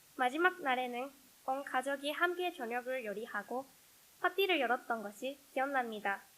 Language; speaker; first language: Korean; non-native, learner; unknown